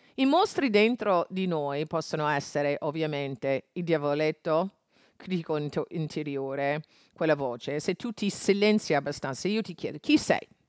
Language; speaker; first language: Italian; non-native, fluent; English